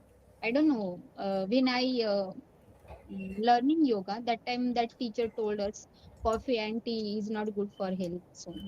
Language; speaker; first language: English; non-native, learner; Marathi